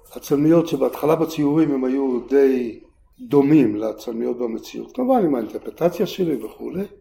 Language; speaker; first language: Hebrew; native; Hebrew